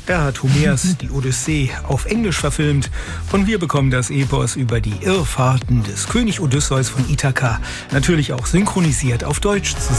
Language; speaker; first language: German; native; German